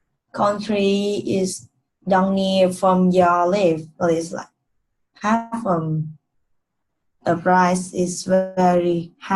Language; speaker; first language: English; non-native, learner; Vietnamese